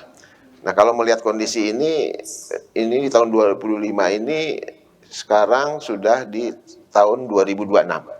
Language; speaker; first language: Indonesian; native; Indonesian